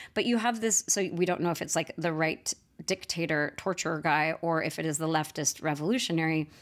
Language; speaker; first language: English; native; English